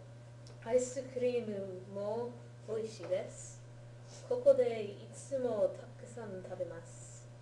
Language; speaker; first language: Japanese; non-native, learner; English